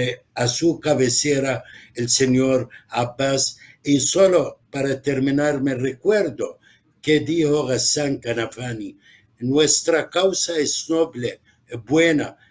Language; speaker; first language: Spanish; non-native, fluent; Arabic